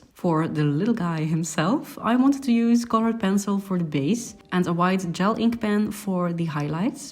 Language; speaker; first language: English; non-native, fluent; Dutch